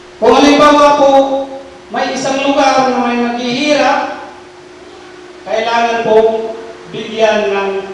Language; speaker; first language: Filipino; non-native, local second language; Pangasinan